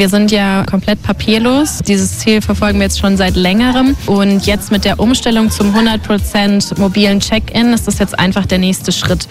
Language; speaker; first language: German; native; German